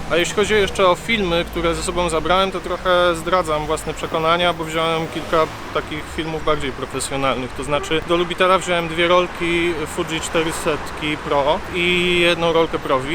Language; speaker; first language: Polish; native; Polish